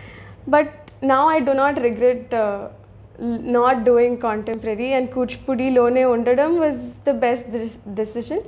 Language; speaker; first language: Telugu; early bilingual, heritage; Telugu